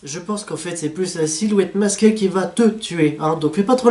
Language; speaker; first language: French; native; French